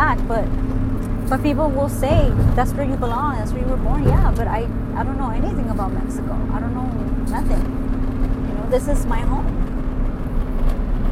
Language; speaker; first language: English; early bilingual, other home language; Spanish